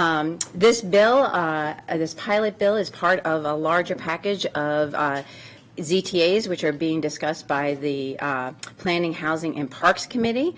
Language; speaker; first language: English; native; English